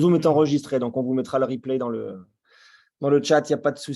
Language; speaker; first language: French; native; French